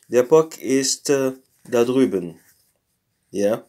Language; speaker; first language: German; non-native, learner; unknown